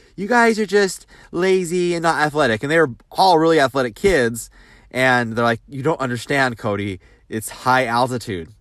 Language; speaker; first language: English; native; English